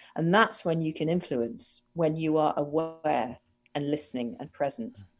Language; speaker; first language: English; native; English